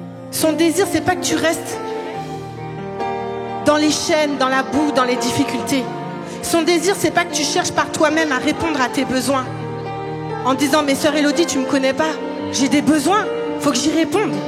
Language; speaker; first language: French; native; French